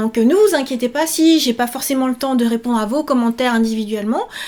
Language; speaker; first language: French; native; French